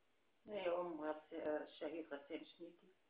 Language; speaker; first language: Arabic; native; Arabic